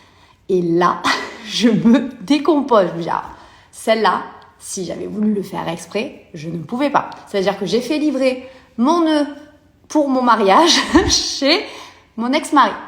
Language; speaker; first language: French; native; French